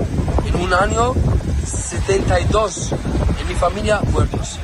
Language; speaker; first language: Spanish; non-native, learner; Arabic